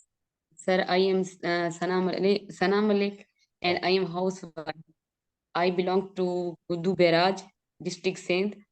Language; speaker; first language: English; non-native, learner; Urdu